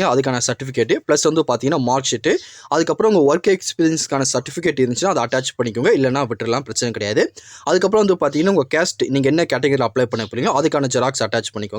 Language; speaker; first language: Tamil; native; Tamil